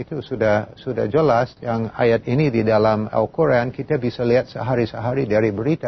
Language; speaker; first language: Indonesian; non-native, fluent; English